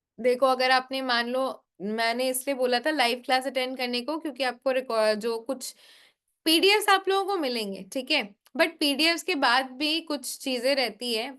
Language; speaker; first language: Hindi; native; Hindi